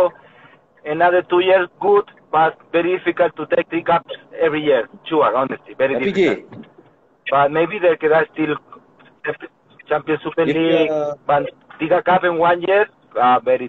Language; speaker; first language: English; non-native, learner; Spanish